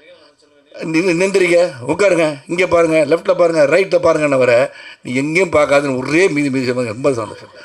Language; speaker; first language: Tamil; native; Tamil